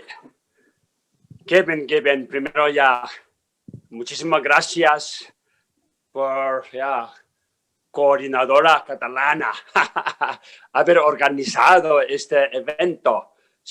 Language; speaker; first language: Spanish; non-native, learner; Tibetan